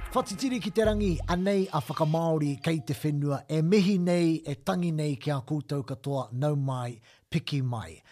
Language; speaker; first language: Māori; non-native, local second language; English